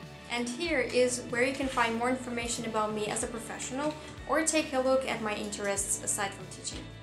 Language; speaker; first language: English; non-native, fluent; Russian